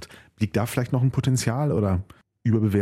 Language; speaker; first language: German; native; German